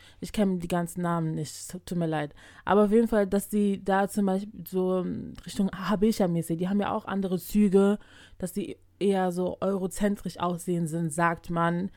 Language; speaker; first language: German; early bilingual, other home language; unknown